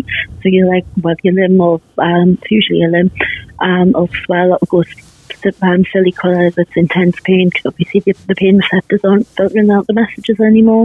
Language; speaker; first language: English; native; English